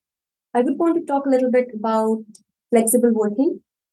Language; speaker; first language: English; non-native, local second language; Hindi